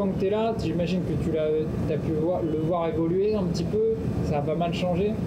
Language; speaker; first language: French; native; French